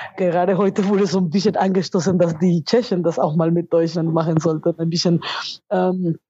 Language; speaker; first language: German; non-native, fluent; Spanish